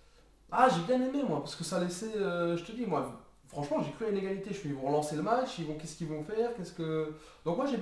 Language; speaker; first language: French; native; French